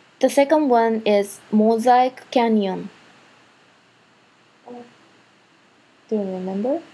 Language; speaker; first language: English; non-native, learner; Japanese